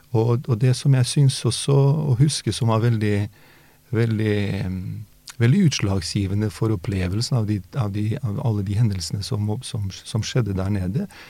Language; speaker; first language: Norwegian; early bilingual, other home language; Bosnian